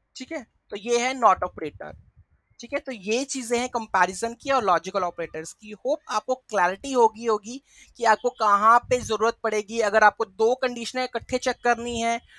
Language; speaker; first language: Hindi; native; Hindi